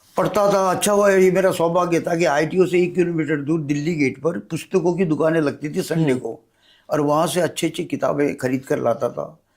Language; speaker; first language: Hindi; non-native, local second language; Marathi